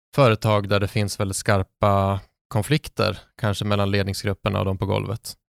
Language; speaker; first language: Swedish; native; Swedish